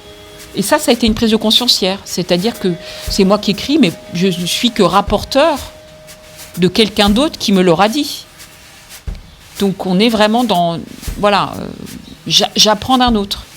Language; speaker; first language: French; native; French